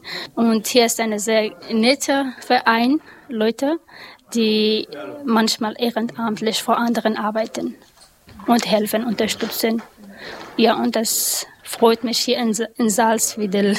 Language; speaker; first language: German; non-native, learner; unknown